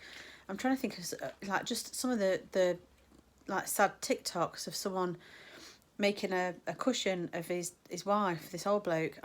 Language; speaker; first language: English; native; English